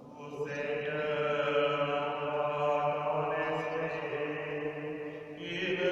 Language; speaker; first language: French; native; French